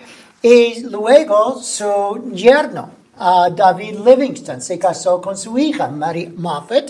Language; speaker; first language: Spanish; non-native, fluent; English